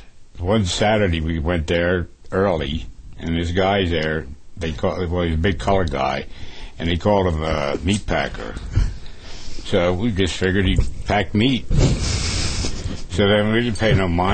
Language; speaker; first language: English; native; English